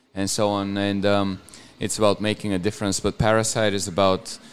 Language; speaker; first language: English; non-native, fluent; Bulgarian